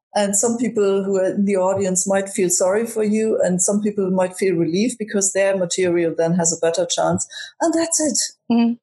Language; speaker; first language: English; non-native, fluent; German